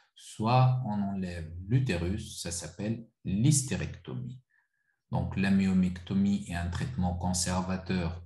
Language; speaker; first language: French; non-native, local second language; Arabic